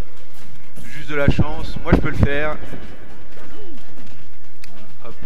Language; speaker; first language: French; native; French